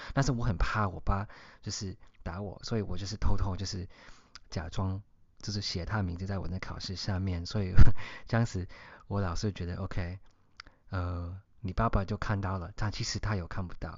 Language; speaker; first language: Chinese; early bilingual, heritage; Chinese